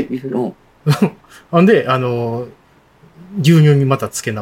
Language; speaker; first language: Japanese; native; Japanese